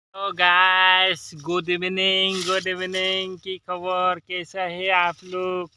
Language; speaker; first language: Hindi; non-native, local second language; Assamese